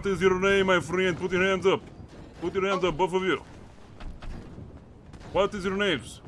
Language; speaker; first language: English; native; English